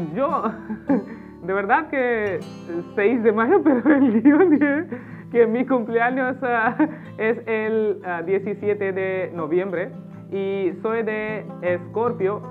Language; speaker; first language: Spanish; non-native, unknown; Hindi